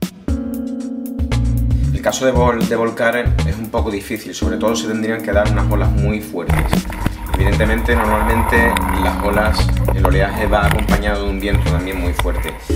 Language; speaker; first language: Spanish; native; Spanish